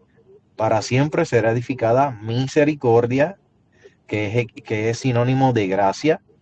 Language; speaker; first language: Spanish; native; Spanish